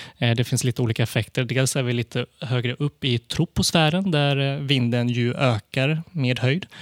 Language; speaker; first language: Swedish; early bilingual, other home language; Cantonese